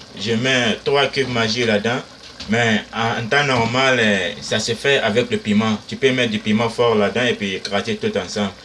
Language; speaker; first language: French; non-native, local second language; Susu